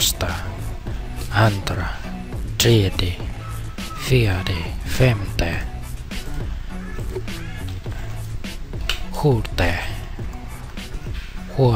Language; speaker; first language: Swedish; non-native, learner; Vietnamese